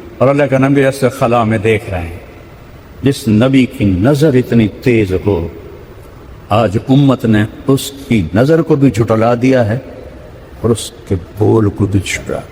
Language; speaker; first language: Urdu; non-native, local second language; Punjabi